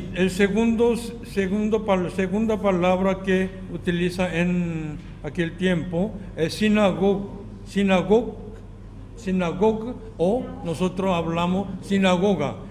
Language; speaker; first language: Spanish; non-native, fluent; Korean